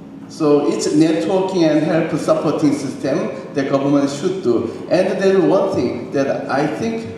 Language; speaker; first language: English; non-native, learner; Korean